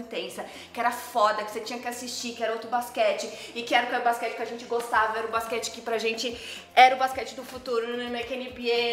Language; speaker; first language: Portuguese; native; Portuguese